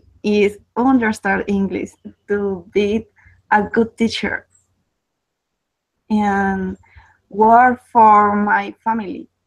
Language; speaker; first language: English; non-native, learner; Spanish